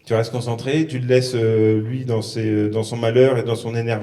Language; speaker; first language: French; native; French